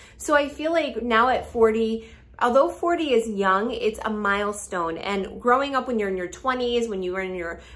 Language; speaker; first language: English; native; English